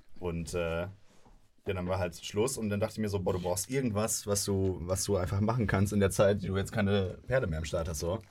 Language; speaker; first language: German; native; German